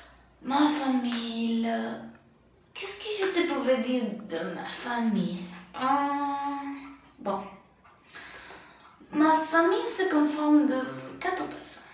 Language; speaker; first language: French; non-native, learner; Spanish